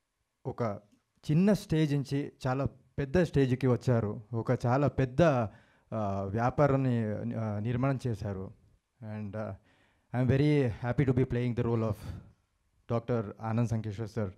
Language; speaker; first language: Telugu; non-native, learner; Kannada